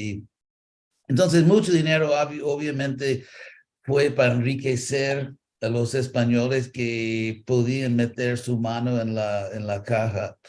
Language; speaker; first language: Spanish; non-native, fluent; English